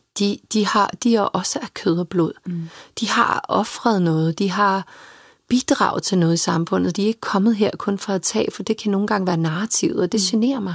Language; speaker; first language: Danish; early bilingual, other home language; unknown